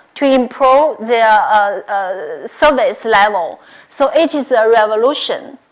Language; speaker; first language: English; non-native, learner; Chinese